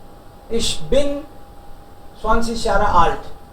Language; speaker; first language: German; non-native, learner; Hindi